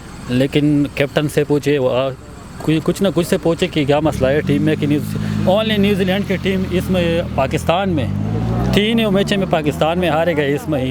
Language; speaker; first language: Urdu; non-native, local second language; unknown